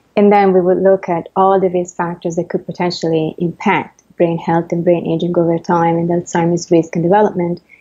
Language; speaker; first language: English; non-native, fluent; Italian